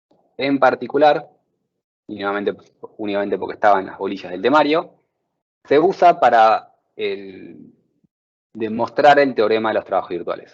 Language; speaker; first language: Spanish; native; Spanish